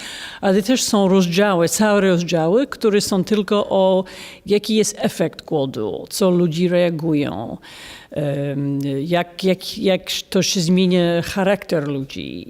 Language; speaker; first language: Polish; non-native, fluent; English